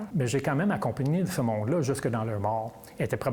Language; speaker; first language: French; native; French